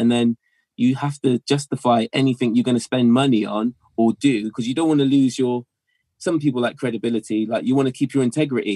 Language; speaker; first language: English; native; English